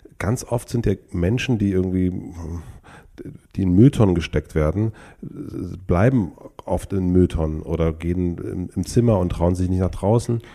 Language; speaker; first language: German; native; German